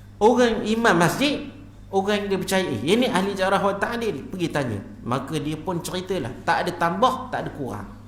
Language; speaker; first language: Malay; native; Malay